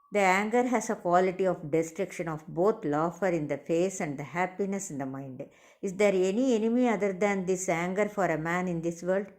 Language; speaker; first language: English; non-native, local second language; Tamil